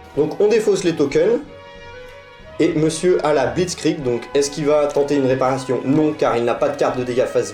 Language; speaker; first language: French; native; French